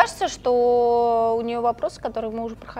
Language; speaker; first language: Russian; native; Russian